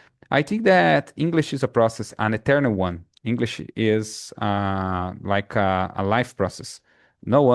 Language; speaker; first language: English; non-native, fluent; Portuguese